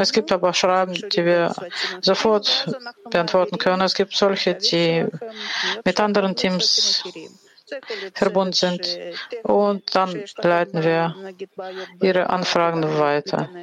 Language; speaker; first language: German; non-native, fluent; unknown